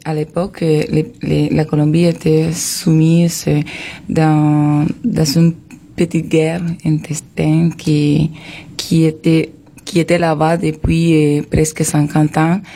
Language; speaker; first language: French; non-native, fluent; Spanish